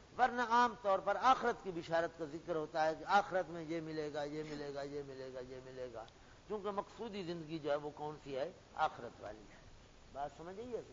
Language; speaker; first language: Urdu; non-native, local second language; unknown